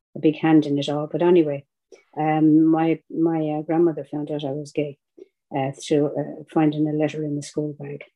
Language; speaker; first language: English; native; English